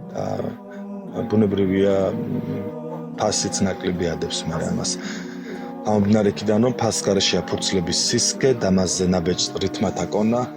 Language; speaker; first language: Georgian; non-native, local second language; Mingrelian